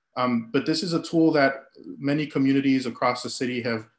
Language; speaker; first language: English; early bilingual, other home language; Spanish